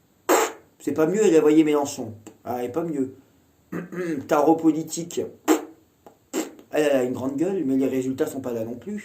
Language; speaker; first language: French; native; French